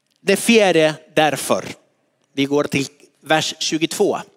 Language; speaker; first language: Swedish; non-native, fluent; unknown